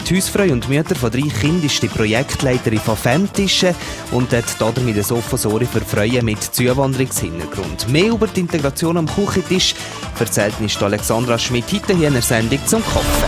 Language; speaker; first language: German; native; German